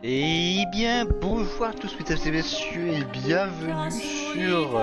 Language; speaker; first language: French; native; French